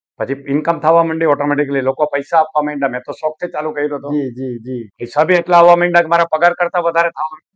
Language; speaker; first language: Gujarati; native; Gujarati